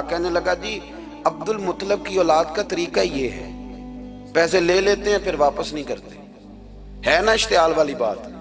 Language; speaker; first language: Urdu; non-native, local second language; Punjabi